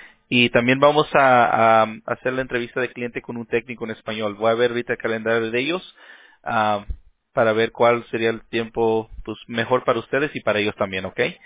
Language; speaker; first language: Spanish; early bilingual, heritage; Spanish